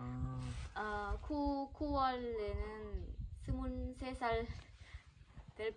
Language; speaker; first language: Korean; non-native, learner; Lao